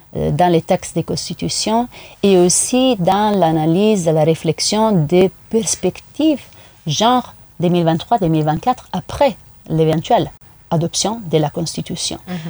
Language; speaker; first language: French; non-native, fluent; Italian